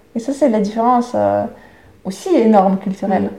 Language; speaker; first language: French; non-native, fluent; Russian